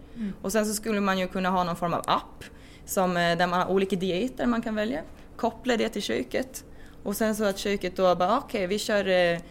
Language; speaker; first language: Swedish; native; Swedish